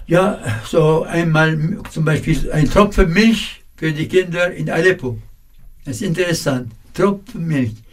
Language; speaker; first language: German; non-native, fluent; Arabic